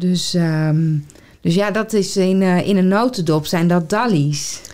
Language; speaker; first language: Dutch; native; Dutch